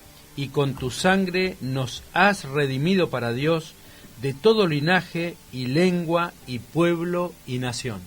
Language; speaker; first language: Spanish; native; Spanish